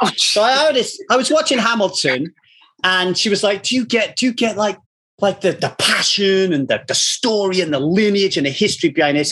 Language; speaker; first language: English; native; English